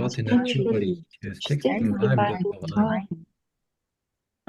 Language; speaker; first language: German; non-native, learner; Korean